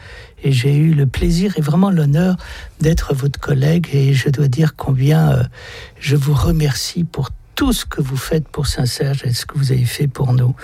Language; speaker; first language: French; native; French